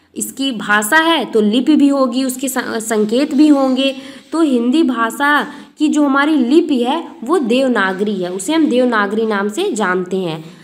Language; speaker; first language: Hindi; native; Hindi